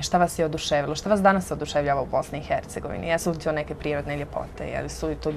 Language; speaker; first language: Serbian; native; Serbian